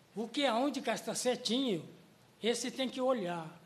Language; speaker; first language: Portuguese; non-native, learner; Korean